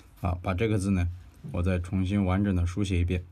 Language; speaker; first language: Chinese; native; Chinese